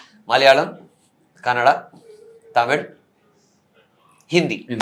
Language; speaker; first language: Malayalam; non-native, learner; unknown